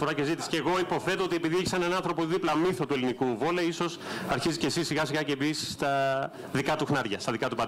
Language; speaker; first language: Greek; native; Greek